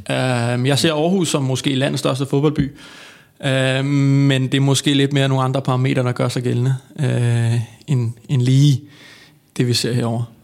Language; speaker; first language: Danish; native; Danish